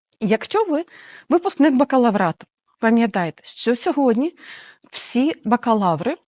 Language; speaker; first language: Ukrainian; native; Ukrainian